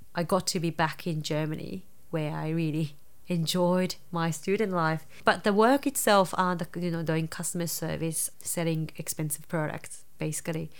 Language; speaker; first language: English; non-native, fluent; Japanese